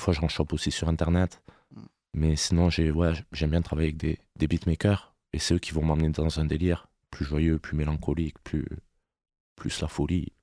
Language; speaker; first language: French; native; French